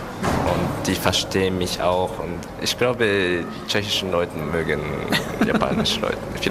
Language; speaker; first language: German; non-native, learner; Japanese